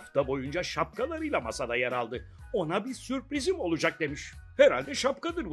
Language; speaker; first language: Turkish; native; Turkish